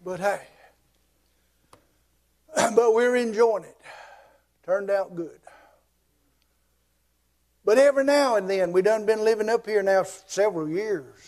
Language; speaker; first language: English; native; English